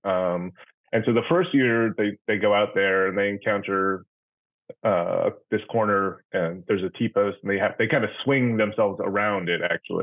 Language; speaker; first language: English; native; English